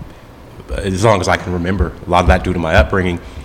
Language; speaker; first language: English; native; English